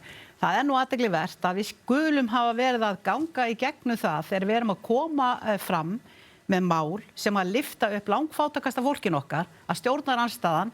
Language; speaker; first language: Icelandic; native; Icelandic